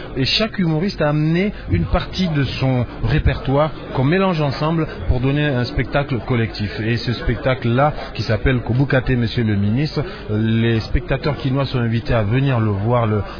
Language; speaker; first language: French; non-native, local second language; Hausa